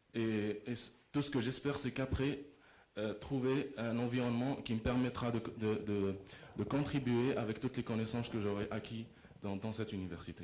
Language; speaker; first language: French; non-native, local second language; Arabic